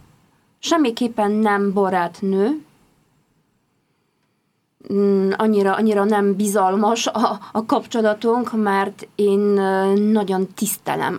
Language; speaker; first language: Hungarian; non-native, fluent; Polish